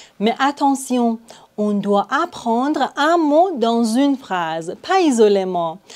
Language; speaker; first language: French; non-native, fluent; Persian